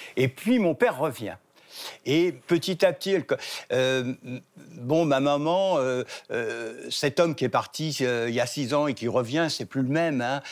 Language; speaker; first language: French; native; French